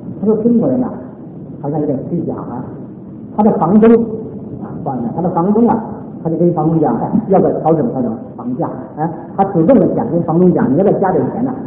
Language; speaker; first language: Chinese; native; Chinese